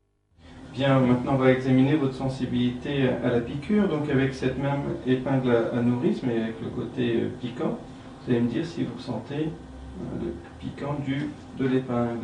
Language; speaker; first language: French; native; French